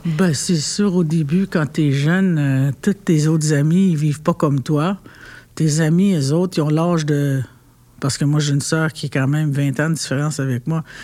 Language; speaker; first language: French; non-native, local second language; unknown